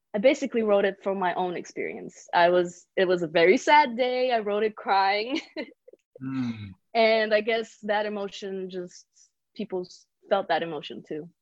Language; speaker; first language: English; early bilingual, other home language; Bulgarian